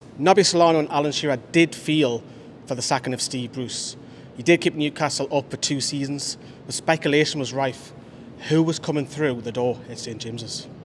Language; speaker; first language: English; native; English